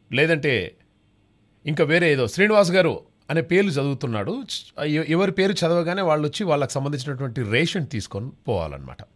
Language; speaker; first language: Telugu; native; Telugu